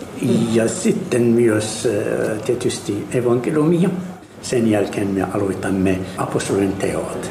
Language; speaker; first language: Finnish; non-native, fluent; Arabic